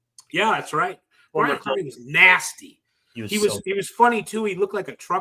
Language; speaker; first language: English; native; English